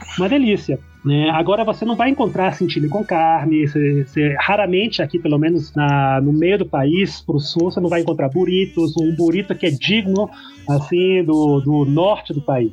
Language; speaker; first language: Portuguese; early bilingual, heritage; Portuguese